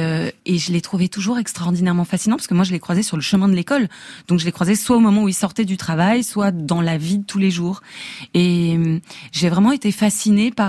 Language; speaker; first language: French; native; French